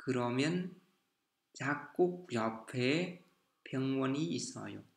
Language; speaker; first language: Korean; non-native, fluent; Vietnamese